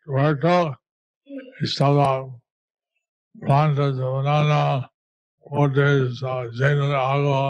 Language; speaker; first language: Spanish; non-native, learner; English